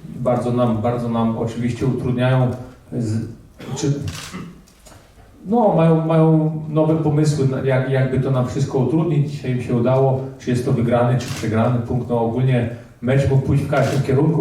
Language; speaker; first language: Polish; early bilingual, heritage; Polish